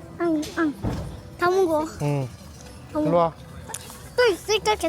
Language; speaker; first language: Korean; early bilingual, heritage; Korean